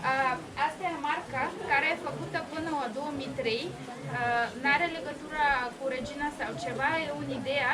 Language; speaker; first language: Romanian; non-native, learner; Bulgarian